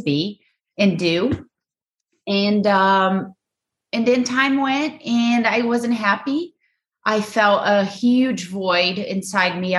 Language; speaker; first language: English; non-native, fluent; Portuguese